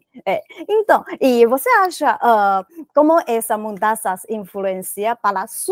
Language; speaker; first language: Portuguese; non-native, learner; Chinese